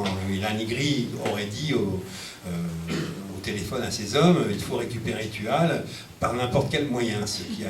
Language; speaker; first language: French; native; French